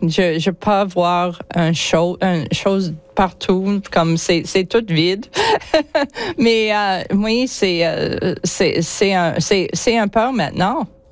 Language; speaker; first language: French; non-native, learner; English